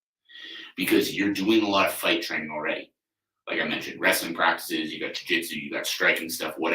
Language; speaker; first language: English; native; English